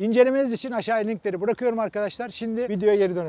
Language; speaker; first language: Turkish; native; Turkish